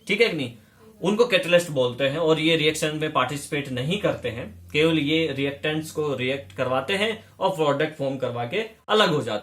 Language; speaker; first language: Hindi; native; Hindi